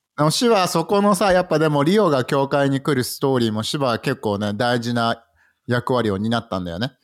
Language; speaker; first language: Japanese; native; Japanese